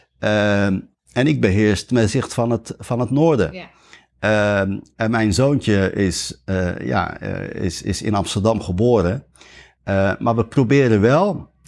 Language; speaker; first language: Dutch; early bilingual, other home language; Riffian